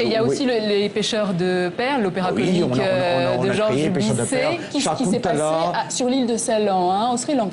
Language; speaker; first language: French; native; French